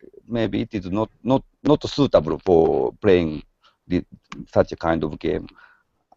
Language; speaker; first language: English; non-native, learner; Japanese